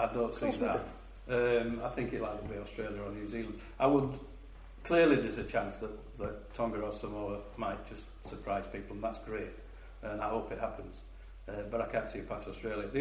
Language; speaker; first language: English; native; English